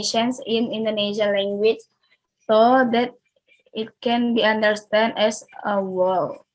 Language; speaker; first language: English; non-native, learner; Indonesian